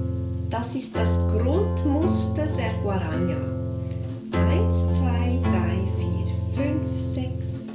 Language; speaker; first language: German; native; German